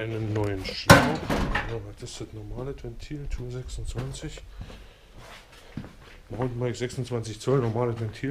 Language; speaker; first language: German; native; German